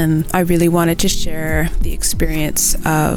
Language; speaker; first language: English; native; English